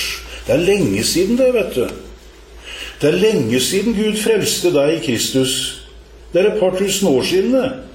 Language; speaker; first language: Norwegian; native; Norwegian